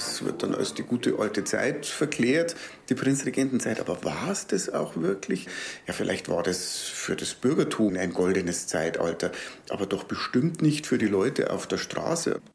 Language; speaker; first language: German; native; German